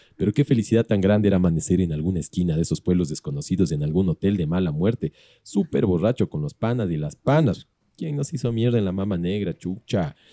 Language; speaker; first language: Spanish; native; Spanish